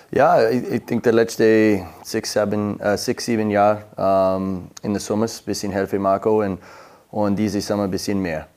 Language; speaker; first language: German; non-native, learner; English